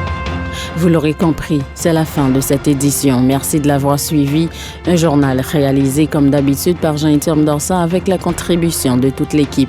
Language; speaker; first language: French; native; French